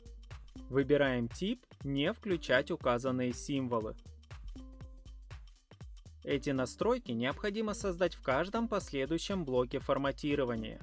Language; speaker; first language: Russian; native; Russian